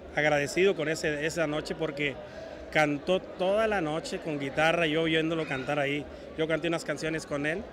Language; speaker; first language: Spanish; native; Spanish